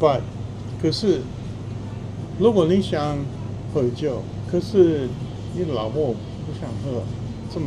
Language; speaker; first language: Chinese; non-native, fluent; English